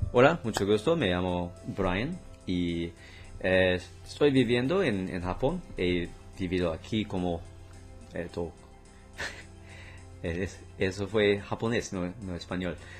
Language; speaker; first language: Spanish; non-native, learner; English